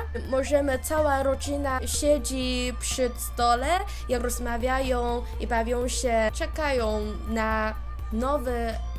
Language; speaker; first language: Polish; non-native, learner; Chinese